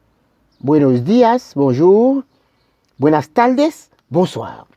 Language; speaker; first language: Spanish; non-native, learner; Haitian Creole